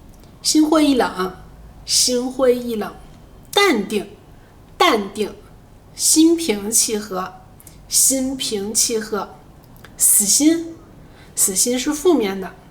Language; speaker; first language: Chinese; native; Chinese